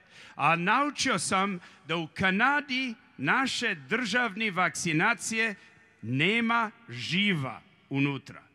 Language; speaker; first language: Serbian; early bilingual, heritage; Serbian